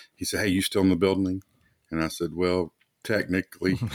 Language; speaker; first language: English; native; English